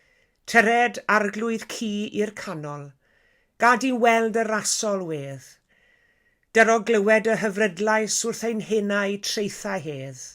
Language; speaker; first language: Welsh; native; Welsh